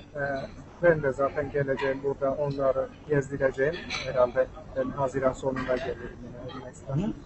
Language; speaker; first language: Turkish; non-native, fluent; Armenian